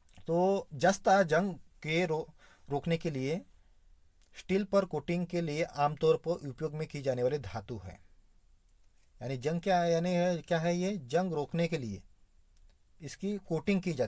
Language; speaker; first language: Hindi; non-native, local second language; Marathi